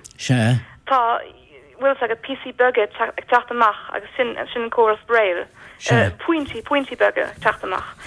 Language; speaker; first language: Irish; non-native, fluent; German